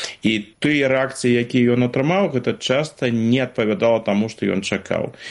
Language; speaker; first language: Belarusian; non-native, local second language; Russian